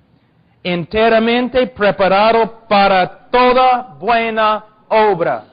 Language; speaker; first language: Spanish; non-native, fluent; English